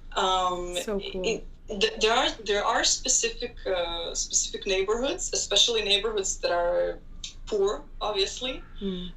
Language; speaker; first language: English; non-native, fluent; Hebrew